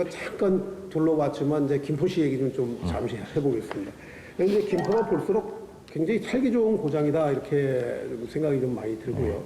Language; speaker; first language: Korean; native; Korean